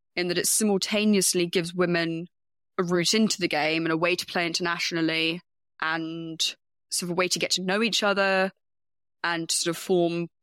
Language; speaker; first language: English; native; English